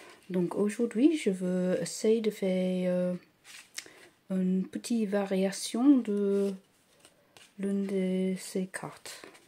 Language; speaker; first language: French; non-native, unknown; English